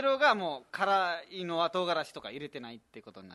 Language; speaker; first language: Japanese; non-native, fluent; Nepali